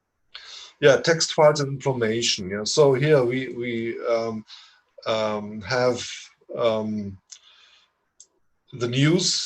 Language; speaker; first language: English; non-native, fluent; German